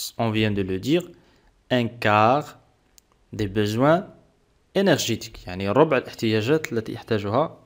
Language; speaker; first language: French; non-native, local second language; Arabic